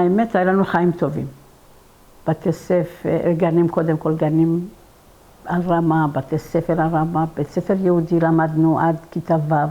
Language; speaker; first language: Hebrew; non-native, fluent; Persian